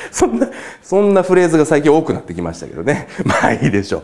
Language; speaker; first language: Japanese; native; Japanese